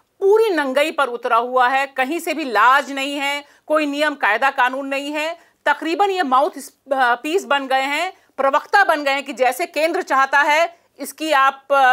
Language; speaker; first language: Hindi; native; Hindi